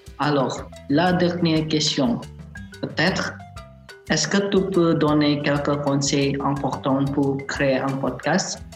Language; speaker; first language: French; non-native, learner; Chinese